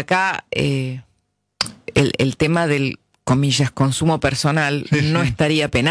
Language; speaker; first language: Spanish; native; Spanish